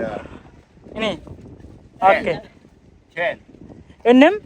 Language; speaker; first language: English; non-native, learner; Bangla